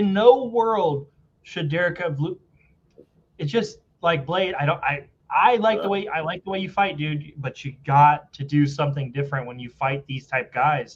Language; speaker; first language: English; native; English